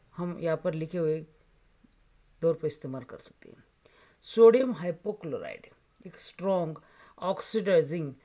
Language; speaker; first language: Hindi; non-native, local second language; Marathi